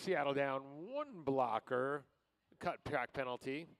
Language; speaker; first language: English; native; English